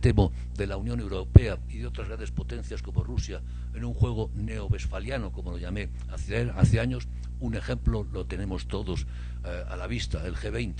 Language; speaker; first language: Spanish; native; Spanish